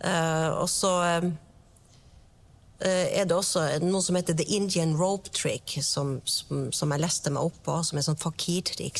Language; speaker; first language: Norwegian; native; Norwegian